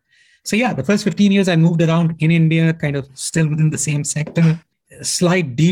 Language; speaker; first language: English; non-native, local second language; Hindi